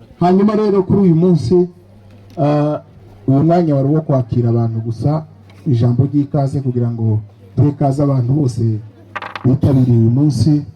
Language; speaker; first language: Kinyarwanda; native; Kinyarwanda